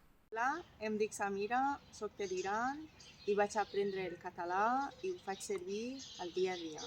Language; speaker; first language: Catalan; non-native, fluent; Persian